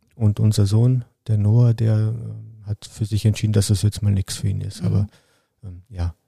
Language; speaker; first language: German; early bilingual, other home language; Arabic